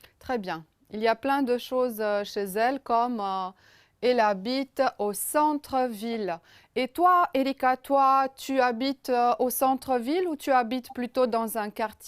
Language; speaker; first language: French; non-native, fluent; Romanian